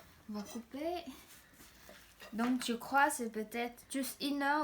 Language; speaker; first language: French; non-native, learner; Khmer